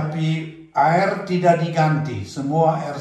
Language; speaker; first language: Indonesian; non-native, learner; German